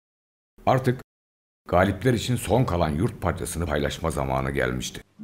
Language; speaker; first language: Turkish; native; Turkish